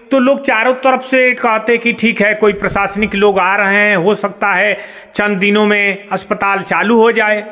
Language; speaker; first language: Hindi; native; Hindi